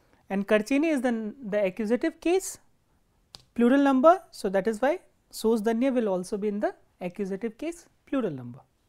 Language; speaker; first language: English; non-native, local second language; Hindi